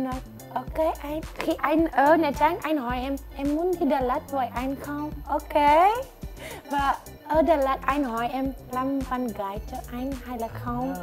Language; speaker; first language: Vietnamese; non-native, learner; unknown